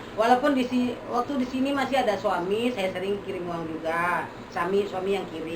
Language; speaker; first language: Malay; non-native, local second language; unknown